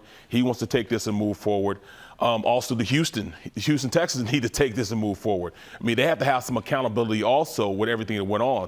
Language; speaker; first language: English; native; English